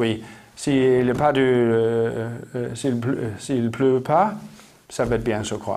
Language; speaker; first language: French; non-native, learner; Danish